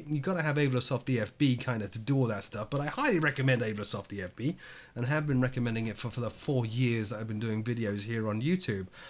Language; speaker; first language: English; native; English